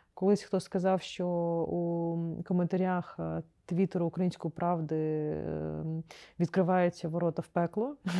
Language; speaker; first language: Ukrainian; non-native, local second language; Crimean Tatar